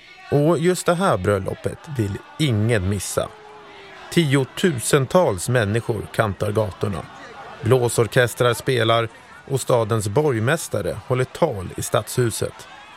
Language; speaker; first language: Swedish; native; Swedish